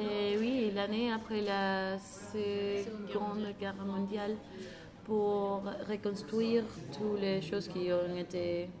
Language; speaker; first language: French; non-native, learner; Spanish